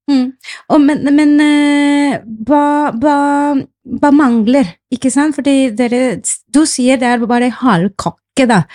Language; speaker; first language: Norwegian; non-native, fluent; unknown